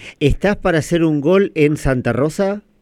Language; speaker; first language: Spanish; native; Spanish